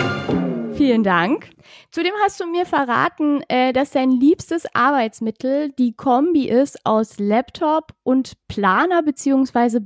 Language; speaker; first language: German; native; German